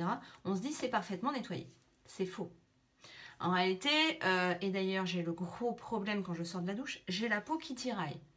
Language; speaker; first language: French; native; French